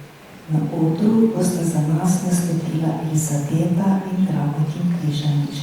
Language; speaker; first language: Slovenian; native; Slovenian